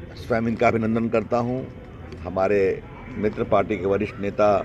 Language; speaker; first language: Hindi; native; Hindi